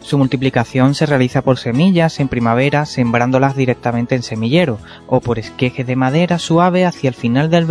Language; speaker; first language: Spanish; native; Spanish